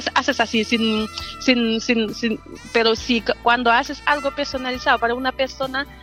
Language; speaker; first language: Spanish; non-native, fluent; Wolof